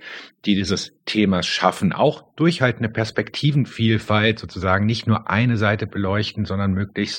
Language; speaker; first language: German; native; German